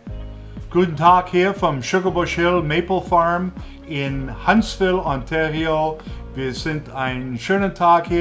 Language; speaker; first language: German; non-native, learner; English